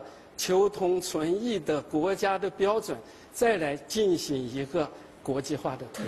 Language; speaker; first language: Chinese; native; Chinese